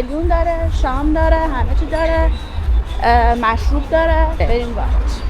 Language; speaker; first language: Persian; native; Persian